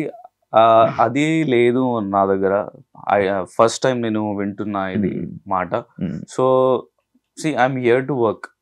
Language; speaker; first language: Telugu; non-native, learner; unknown